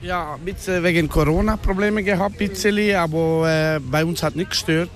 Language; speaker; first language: German; non-native, learner; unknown